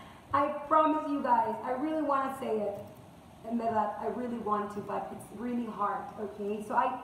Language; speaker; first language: English; non-native, fluent; Spanish